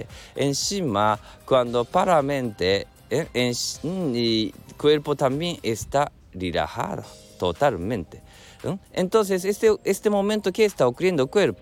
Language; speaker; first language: Spanish; non-native, learner; Japanese